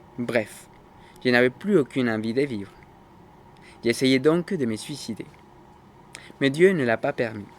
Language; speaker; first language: French; non-native, fluent; Spanish